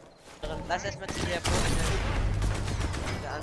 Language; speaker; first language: German; native; German